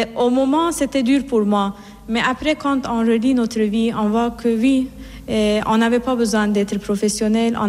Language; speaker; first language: French; non-native, fluent; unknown